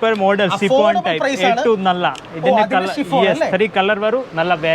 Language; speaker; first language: Malayalam; non-native, local second language; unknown